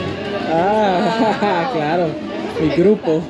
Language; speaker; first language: Spanish; non-native, learner; English